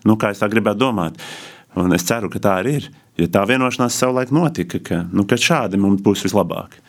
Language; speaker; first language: Latvian; native; Latvian